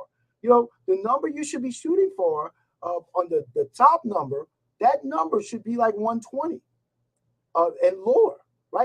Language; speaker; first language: English; native; English